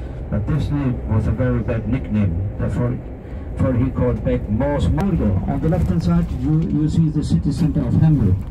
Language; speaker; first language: English; non-native, fluent; German